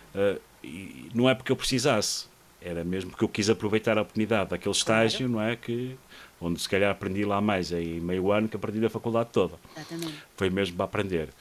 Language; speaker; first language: Portuguese; native; Portuguese